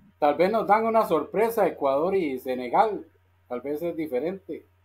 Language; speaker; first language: Spanish; native; Spanish